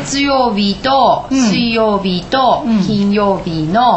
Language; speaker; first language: Japanese; non-native, learner; Chinese